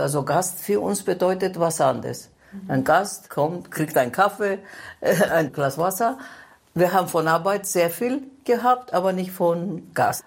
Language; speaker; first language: German; non-native, fluent; Greek